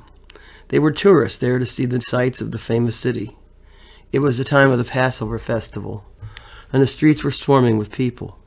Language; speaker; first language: English; native; English